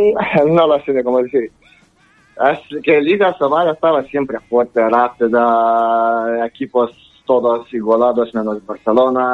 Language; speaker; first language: Spanish; non-native, learner; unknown